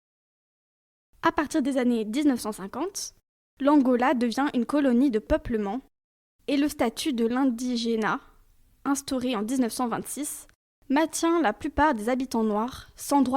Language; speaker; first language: French; native; French